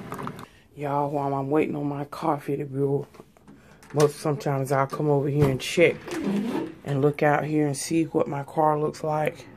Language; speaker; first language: English; native; English